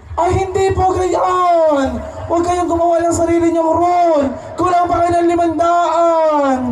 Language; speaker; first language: Filipino; native; Filipino